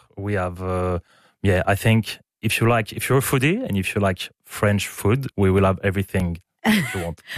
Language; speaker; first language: English; non-native, fluent; French